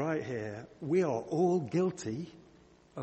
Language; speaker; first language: English; native; English